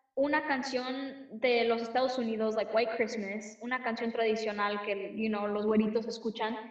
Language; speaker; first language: Spanish; early bilingual, heritage; Spanish